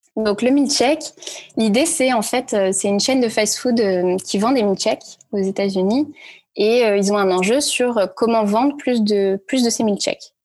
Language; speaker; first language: French; native; French